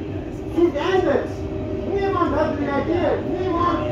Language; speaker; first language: German; non-native, learner; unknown